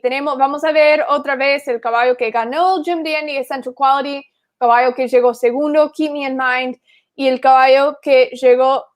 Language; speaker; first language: Spanish; non-native, fluent; English